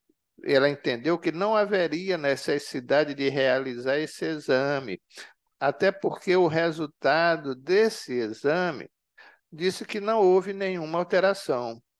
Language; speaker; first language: Portuguese; native; Portuguese